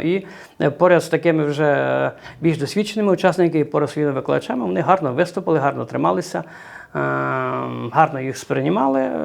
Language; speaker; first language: Ukrainian; native; Ukrainian